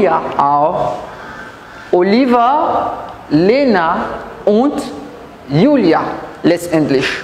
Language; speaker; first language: German; non-native, learner; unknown